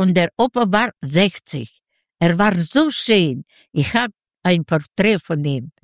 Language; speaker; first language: German; non-native, learner; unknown